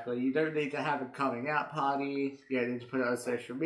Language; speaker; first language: English; native; English